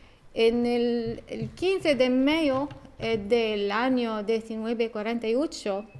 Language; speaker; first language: Spanish; non-native, learner; Arabic